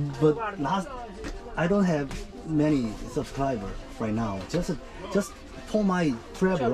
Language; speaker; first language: English; non-native, learner; Korean